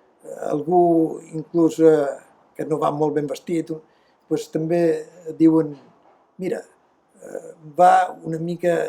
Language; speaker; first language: Catalan; native; Catalan